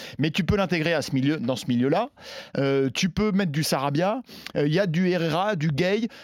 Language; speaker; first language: French; native; French